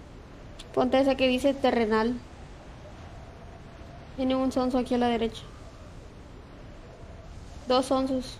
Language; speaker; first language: Spanish; native; Spanish